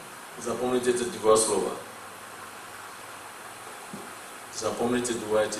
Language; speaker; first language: Russian; non-native, learner; English